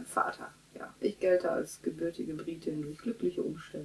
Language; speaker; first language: German; native; German